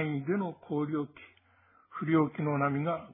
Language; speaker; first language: Japanese; native; Japanese